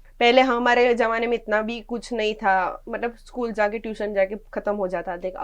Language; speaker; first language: Hindi; non-native, local second language; Gujarati